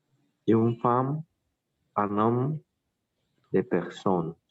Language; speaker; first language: French; non-native, learner; Spanish